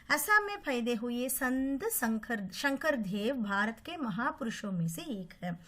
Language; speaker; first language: Hindi; non-native, local second language; Tamil